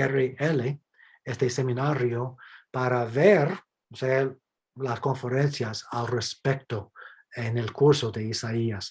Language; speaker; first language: Spanish; non-native, fluent; English